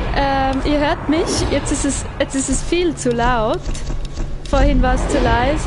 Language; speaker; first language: German; native; German